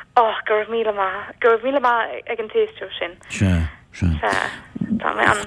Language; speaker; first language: Irish; non-native, fluent; German